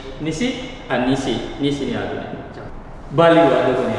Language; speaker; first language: Japanese; non-native, learner; Indonesian